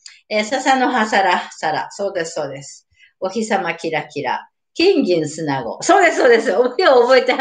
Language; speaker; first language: Japanese; native; Japanese